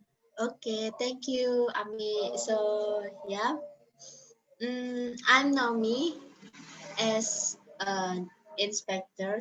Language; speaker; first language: English; non-native, learner; Indonesian